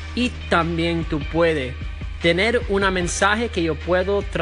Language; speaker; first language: Spanish; early bilingual, heritage; Spanish